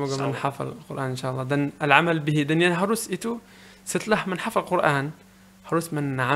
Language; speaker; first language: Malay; non-native, learner; Arabic